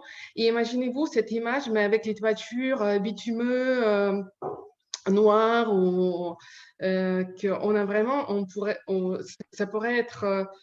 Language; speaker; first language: French; non-native, learner; Ukrainian